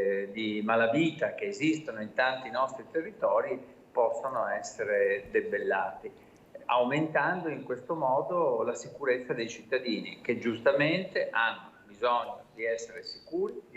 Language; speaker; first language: Italian; native; Italian